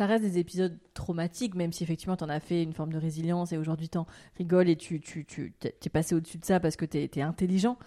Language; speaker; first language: French; native; French